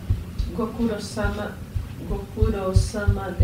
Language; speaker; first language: Japanese; non-native, learner; Portuguese